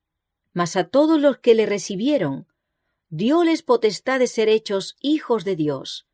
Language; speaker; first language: Spanish; native; Spanish